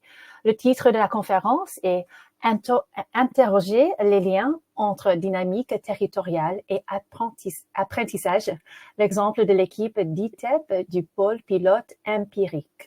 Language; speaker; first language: French; non-native, fluent; English